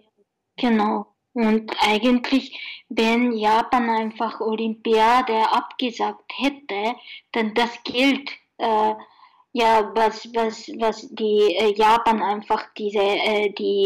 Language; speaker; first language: German; non-native, learner; Japanese